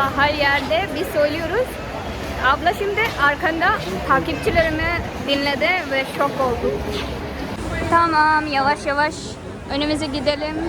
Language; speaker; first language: Turkish; non-native, fluent; Hindi